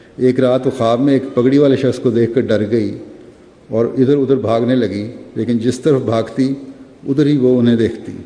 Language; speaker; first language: Urdu; native; Urdu